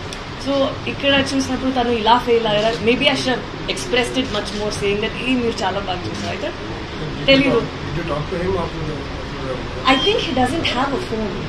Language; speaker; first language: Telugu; non-native, learner; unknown